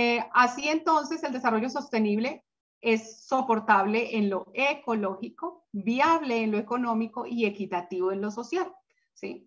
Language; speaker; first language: Spanish; native; Spanish